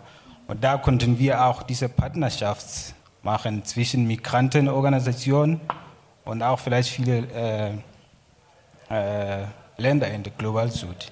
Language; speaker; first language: German; non-native, learner; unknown